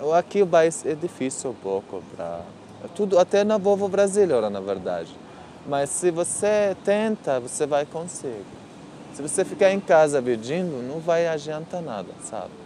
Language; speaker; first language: Portuguese; non-native, learner; Arabic